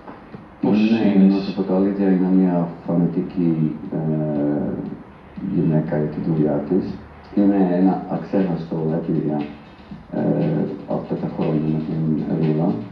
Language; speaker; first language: Greek; non-native, fluent; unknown